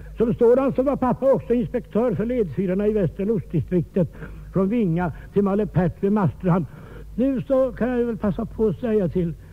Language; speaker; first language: Swedish; native; Swedish